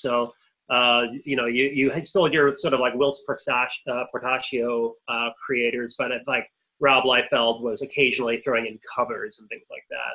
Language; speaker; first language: English; native; English